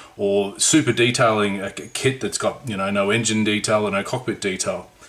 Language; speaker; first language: English; native; English